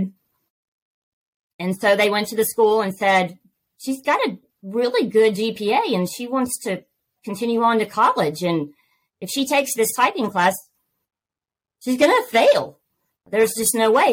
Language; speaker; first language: English; native; English